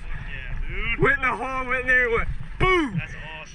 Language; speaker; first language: English; native; English